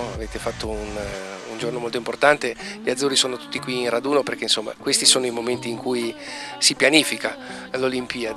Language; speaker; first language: Italian; native; Italian